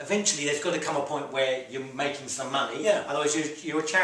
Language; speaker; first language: English; native; English